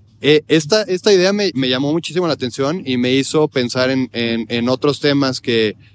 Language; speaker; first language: Spanish; native; Spanish